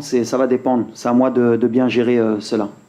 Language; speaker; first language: French; native; French